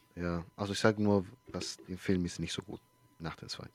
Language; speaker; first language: German; early bilingual, other home language; Spanish